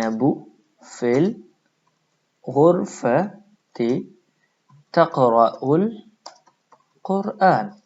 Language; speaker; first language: Arabic; non-native, fluent; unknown